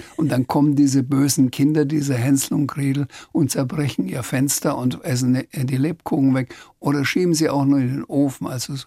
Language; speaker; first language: German; native; German